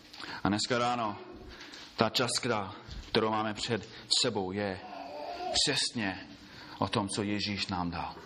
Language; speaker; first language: Czech; non-native, fluent; English